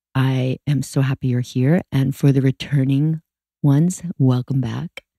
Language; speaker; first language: English; native; English